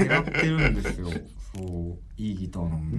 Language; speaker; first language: Japanese; native; Japanese